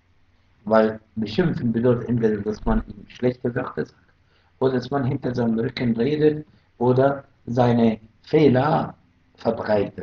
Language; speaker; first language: German; non-native, fluent; Arabic